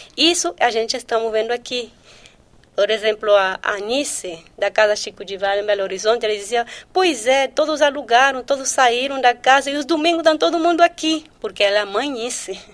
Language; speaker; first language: Portuguese; early bilingual, heritage; Portuguese